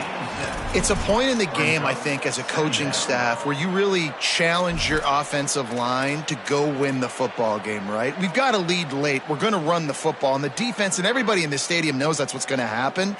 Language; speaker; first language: English; native; English